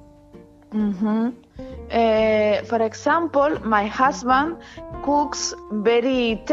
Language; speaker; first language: English; non-native, learner; Spanish